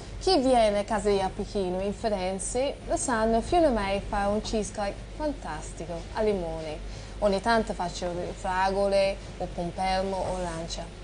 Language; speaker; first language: Italian; non-native, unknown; English